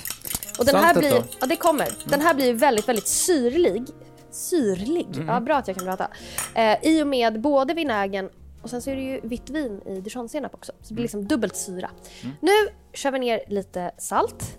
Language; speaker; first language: Swedish; native; Swedish